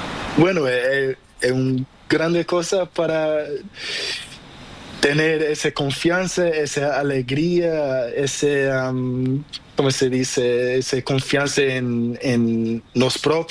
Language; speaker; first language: Spanish; non-native, learner; Portuguese